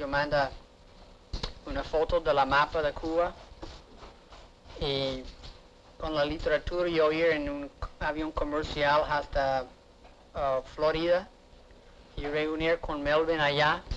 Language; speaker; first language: Spanish; non-native, learner; English